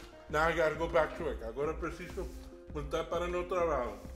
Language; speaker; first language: Portuguese; non-native, learner; English